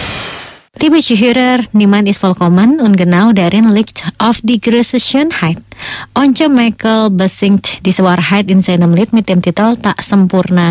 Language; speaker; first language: German; non-native, fluent; Indonesian